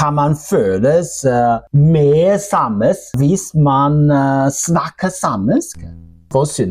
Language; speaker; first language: Norwegian; non-native, learner; Welsh